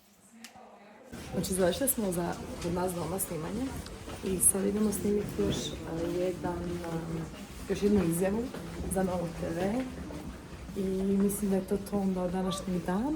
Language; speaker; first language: Croatian; native; Croatian